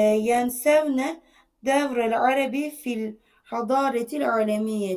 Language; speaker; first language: Arabic; non-native, learner; Turkish